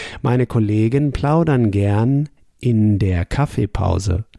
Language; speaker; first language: German; native; German